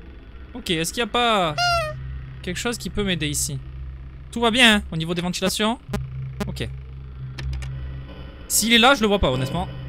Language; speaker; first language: French; native; French